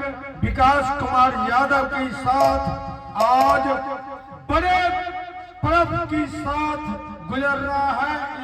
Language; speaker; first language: Hindi; native; Hindi